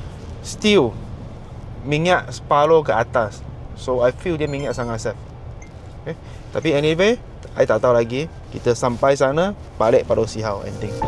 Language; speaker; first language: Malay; non-native, local second language; Chinese